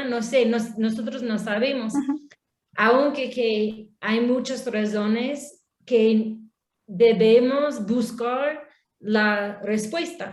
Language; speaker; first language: Spanish; non-native, learner; English